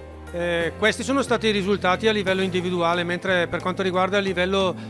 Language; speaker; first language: Italian; native; Italian